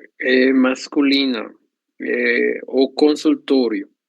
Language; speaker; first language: Portuguese; non-native, learner; Spanish